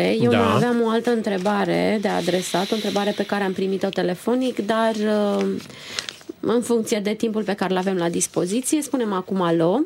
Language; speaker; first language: Romanian; native; Romanian